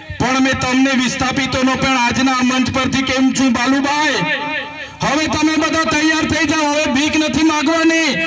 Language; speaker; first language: Gujarati; non-native, local second language; Vasavi